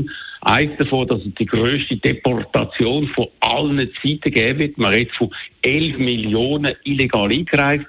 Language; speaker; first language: German; native; German